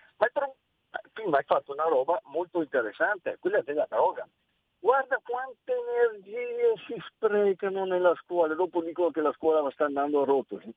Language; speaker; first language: Italian; native; Italian